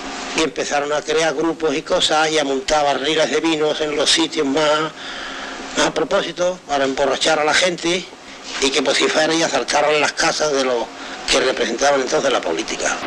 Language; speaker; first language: Spanish; native; Spanish